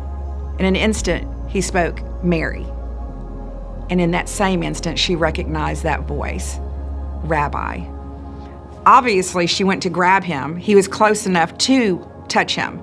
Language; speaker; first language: English; native; English